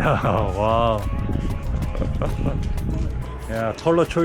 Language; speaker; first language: Korean; native; Korean